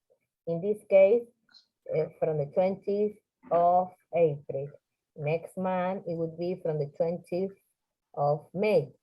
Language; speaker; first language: English; non-native, fluent; Spanish